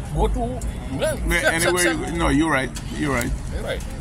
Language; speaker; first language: English; non-native, learner; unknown